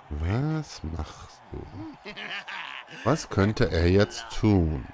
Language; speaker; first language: German; native; German